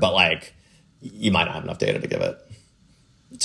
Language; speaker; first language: English; native; English